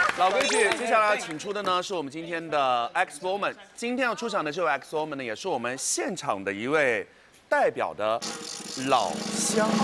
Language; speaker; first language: Chinese; native; Chinese